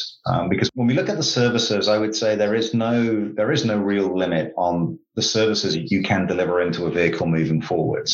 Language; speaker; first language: English; native; English